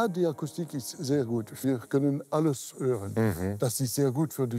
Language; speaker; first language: German; non-native, learner; French